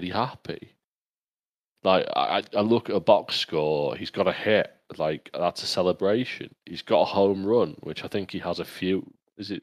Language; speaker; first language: English; native; English